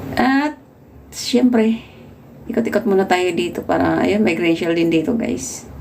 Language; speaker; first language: Filipino; native; Filipino